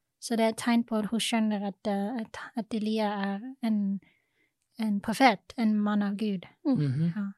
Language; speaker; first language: Norwegian; non-native, fluent; English